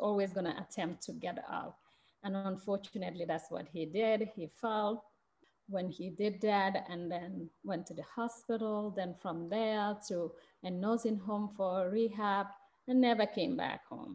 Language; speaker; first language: English; non-native, local second language; Mandingo